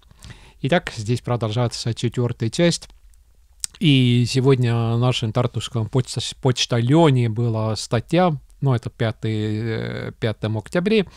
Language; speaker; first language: Russian; non-native, local second language; Estonian